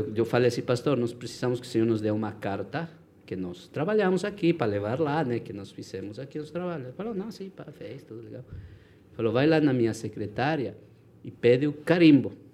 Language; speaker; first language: Portuguese; non-native, fluent; Spanish